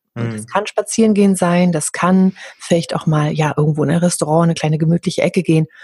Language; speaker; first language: German; native; German